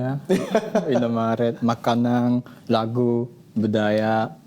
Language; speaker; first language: Indonesian; non-native, fluent; Japanese